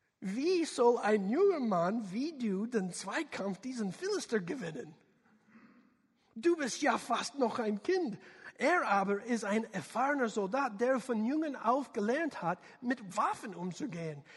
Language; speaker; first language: German; non-native, learner; English